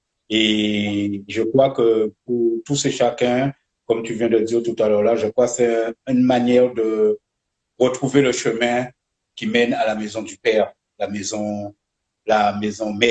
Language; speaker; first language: French; native; French